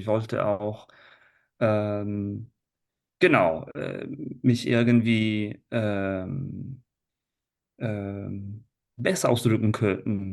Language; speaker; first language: German; non-native, fluent; Italian